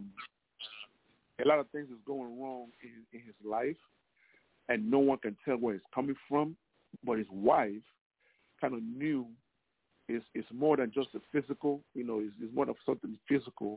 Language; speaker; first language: English; non-native, local second language; Igbo